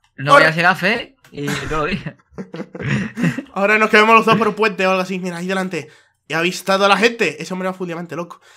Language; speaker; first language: Spanish; native; Spanish